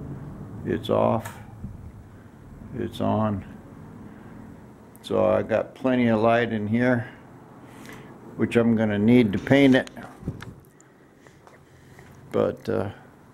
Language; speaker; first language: English; native; English